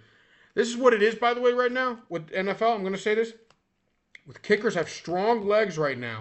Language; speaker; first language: English; native; English